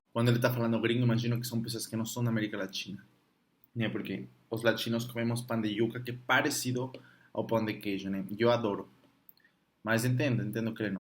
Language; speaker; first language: Portuguese; non-native, fluent; Spanish